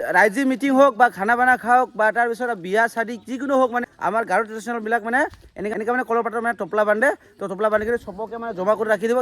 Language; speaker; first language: Assamese; non-native, local second language; Garo